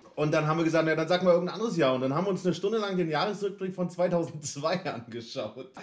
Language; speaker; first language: German; native; German